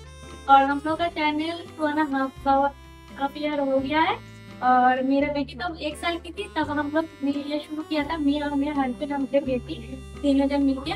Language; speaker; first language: Hindi; non-native, local second language; Bangla